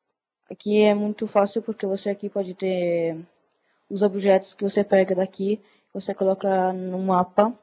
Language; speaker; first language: Portuguese; early bilingual, other home language; Italian